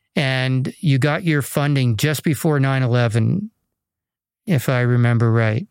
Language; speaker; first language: English; native; English